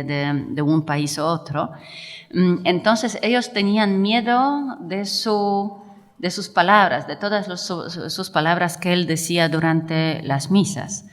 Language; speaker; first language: Spanish; non-native, fluent; Polish